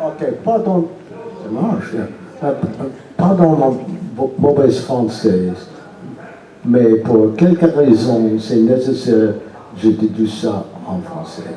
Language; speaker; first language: French; non-native, learner; English